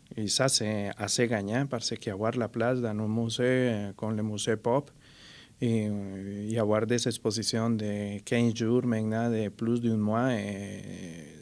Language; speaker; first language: French; non-native, fluent; Spanish